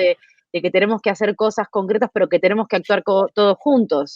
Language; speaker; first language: Spanish; native; Spanish